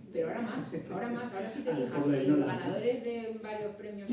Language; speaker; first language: Spanish; native; Spanish